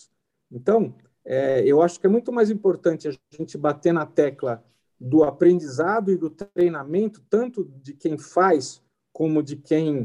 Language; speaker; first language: Portuguese; native; Portuguese